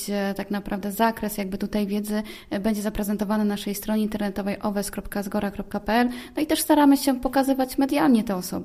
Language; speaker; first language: Polish; native; Polish